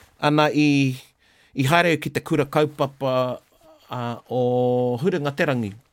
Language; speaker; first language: Māori; non-native, local second language; English